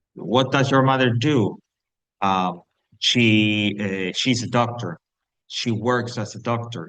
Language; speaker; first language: English; non-native, fluent; Spanish